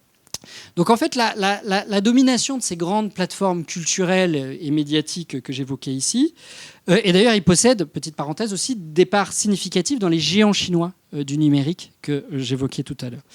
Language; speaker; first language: French; native; French